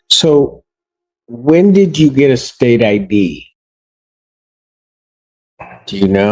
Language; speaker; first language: English; native; English